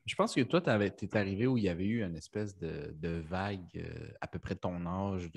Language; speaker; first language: French; early bilingual, other home language; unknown